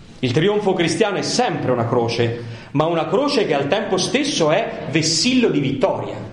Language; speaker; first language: Italian; native; Italian